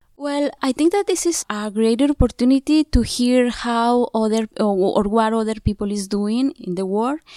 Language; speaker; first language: English; non-native, fluent; Zapotec